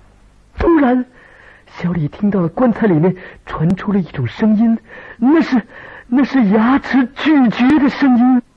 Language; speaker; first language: Chinese; native; Chinese